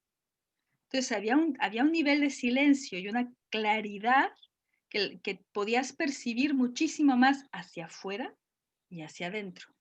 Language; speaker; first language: Spanish; native; Spanish